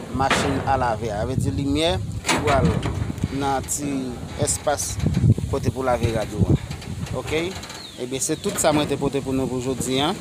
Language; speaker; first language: French; non-native, learner; Haitian Creole